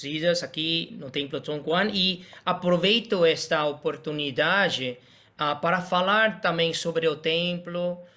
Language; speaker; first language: Portuguese; non-native, fluent; Spanish